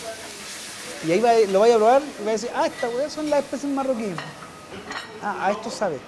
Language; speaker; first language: Spanish; native; Spanish